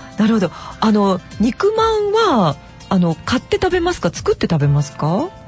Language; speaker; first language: Japanese; native; Japanese